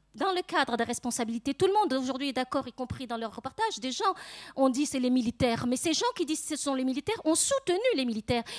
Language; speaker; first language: French; non-native, local second language; Arabic